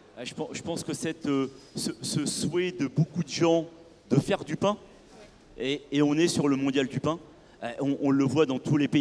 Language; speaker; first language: French; native; French